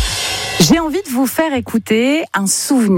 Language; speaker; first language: French; native; French